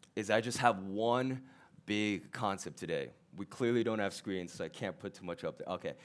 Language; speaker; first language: English; early bilingual, other home language; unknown